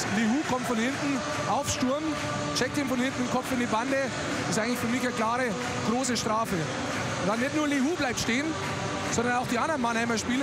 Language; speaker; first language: German; native; German